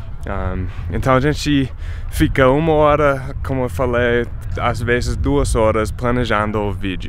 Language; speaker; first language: Portuguese; non-native, fluent; English